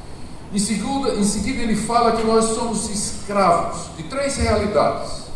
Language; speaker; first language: Portuguese; native; Portuguese